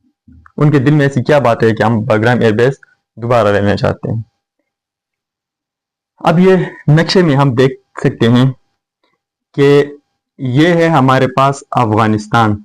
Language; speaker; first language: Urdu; non-native, fluent; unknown